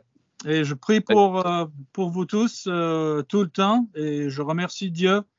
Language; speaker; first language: French; non-native, fluent; English